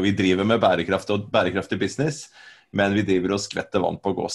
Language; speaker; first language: Norwegian; native; Norwegian